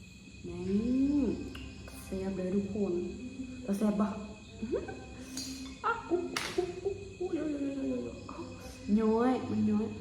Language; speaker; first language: Thai; non-native, local second language; Lao